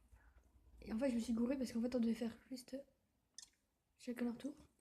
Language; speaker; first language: French; native; French